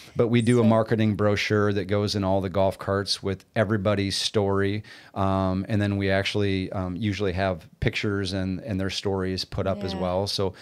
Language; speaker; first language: English; native; English